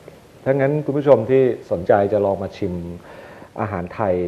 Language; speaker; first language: Thai; native; Thai